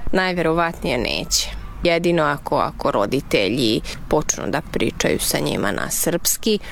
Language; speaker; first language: Serbian; non-native, local second language; Hungarian